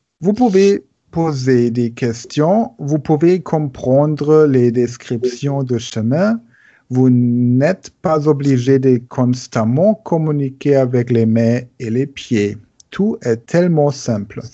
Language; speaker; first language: French; non-native, learner; German